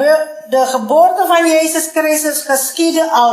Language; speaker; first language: Dutch; non-native, learner; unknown